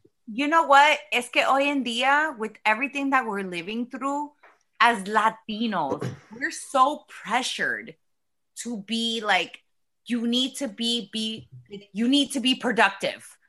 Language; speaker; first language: English; early bilingual, other home language; Spanish